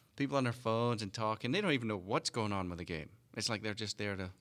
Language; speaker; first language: English; native; English